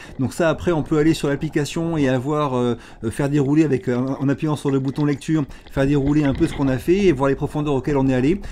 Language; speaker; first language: French; native; French